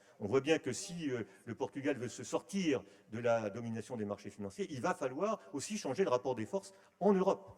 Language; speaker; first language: French; native; French